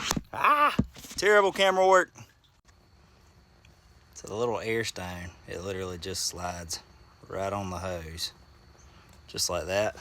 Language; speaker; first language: English; native; English